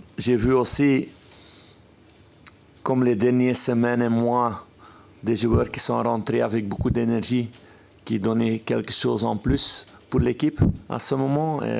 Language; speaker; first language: French; non-native, fluent; Dutch